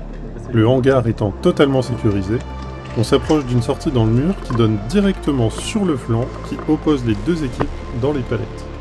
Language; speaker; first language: French; native; French